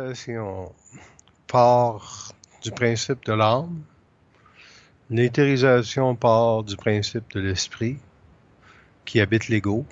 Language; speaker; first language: French; native; French